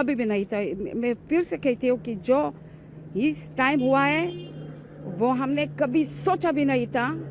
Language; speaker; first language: Hindi; early bilingual, heritage; Hindi